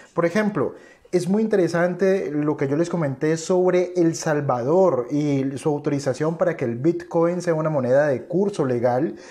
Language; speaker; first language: Spanish; native; Spanish